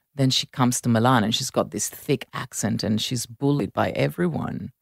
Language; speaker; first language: English; non-native, fluent; Italian